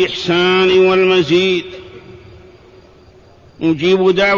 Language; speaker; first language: Arabic; native; Arabic